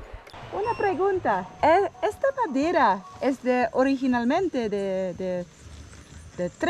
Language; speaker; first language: Spanish; non-native, learner; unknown